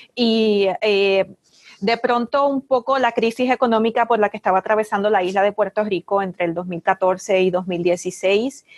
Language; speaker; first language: Spanish; native; Spanish